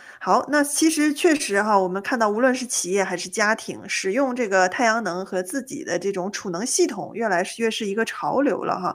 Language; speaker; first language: Chinese; native; Chinese